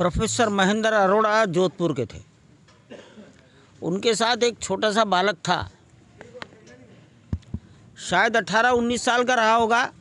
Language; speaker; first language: Hindi; native; Hindi